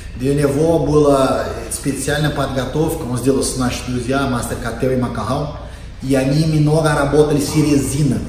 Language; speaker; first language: Russian; non-native, learner; Portuguese